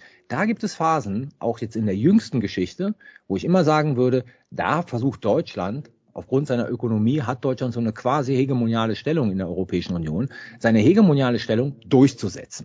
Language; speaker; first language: German; native; German